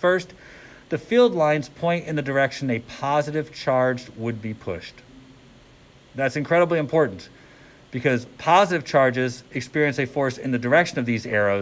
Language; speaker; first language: English; native; English